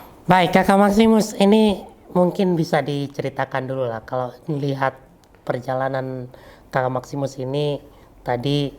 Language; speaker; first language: Malay; native; Malay